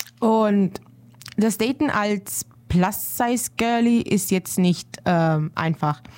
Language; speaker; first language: German; early bilingual, other home language; Romanian